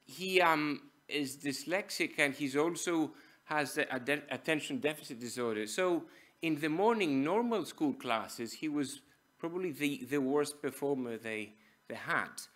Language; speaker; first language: English; non-native, fluent; Greek